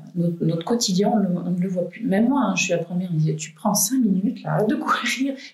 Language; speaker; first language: French; native; French